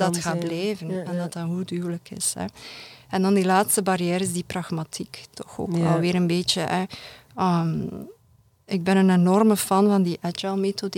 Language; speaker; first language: Dutch; native; Dutch